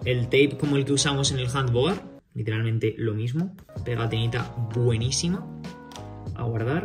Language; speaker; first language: Spanish; native; Spanish